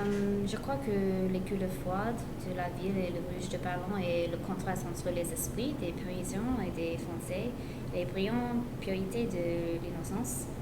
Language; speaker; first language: French; non-native, learner; English